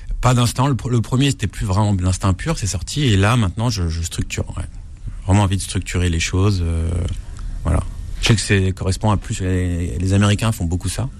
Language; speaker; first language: French; native; French